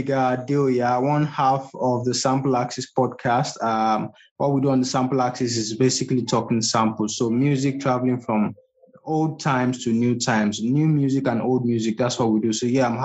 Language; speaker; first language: English; non-native, local second language; Yoruba